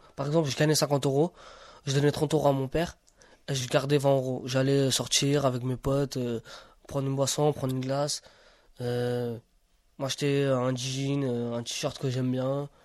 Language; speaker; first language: French; early bilingual, other home language; Romany